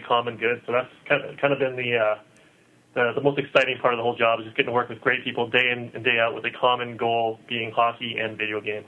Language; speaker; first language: English; native; English